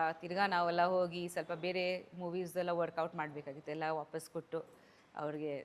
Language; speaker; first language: Kannada; non-native, fluent; Bangla